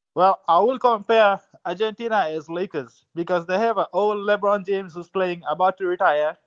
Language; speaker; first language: English; non-native, fluent; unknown